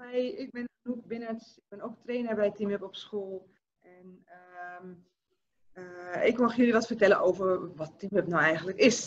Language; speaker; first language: Dutch; native; Dutch